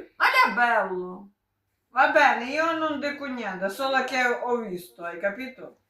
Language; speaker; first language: Italian; non-native, learner; Ukrainian